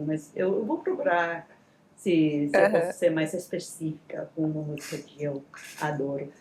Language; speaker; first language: Portuguese; non-native, fluent; English